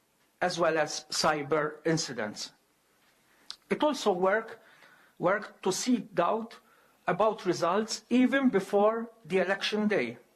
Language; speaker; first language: English; non-native, local second language; Maltese